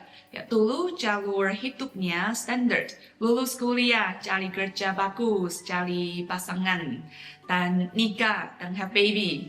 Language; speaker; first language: Indonesian; non-native, fluent; Chinese